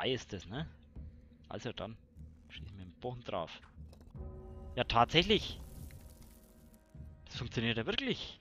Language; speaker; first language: German; native; German